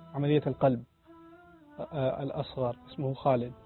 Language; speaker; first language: Arabic; non-native, fluent; Urdu